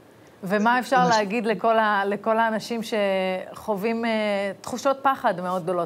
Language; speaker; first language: Hebrew; native; Hebrew